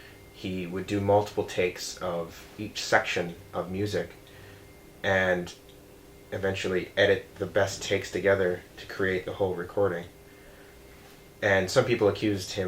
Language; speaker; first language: English; native; English